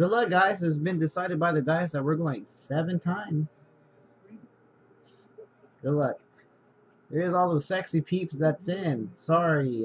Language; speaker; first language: English; native; English